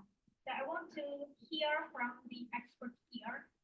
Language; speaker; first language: English; non-native, learner; Indonesian